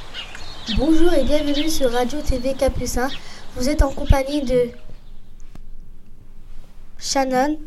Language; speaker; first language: French; native; French